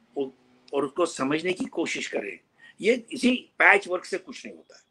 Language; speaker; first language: Hindi; native; Hindi